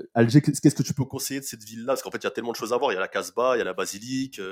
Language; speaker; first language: French; native; French